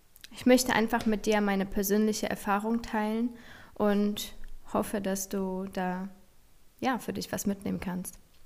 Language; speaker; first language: German; non-native, fluent; Polish